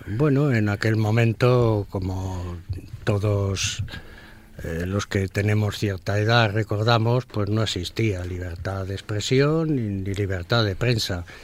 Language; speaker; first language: Spanish; native; Spanish